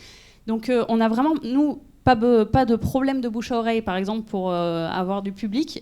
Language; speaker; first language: French; native; French